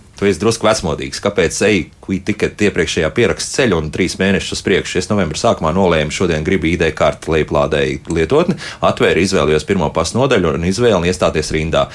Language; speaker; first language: Latvian; native; Latvian